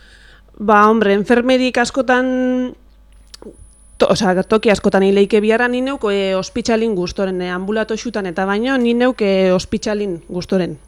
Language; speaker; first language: Basque; native; Basque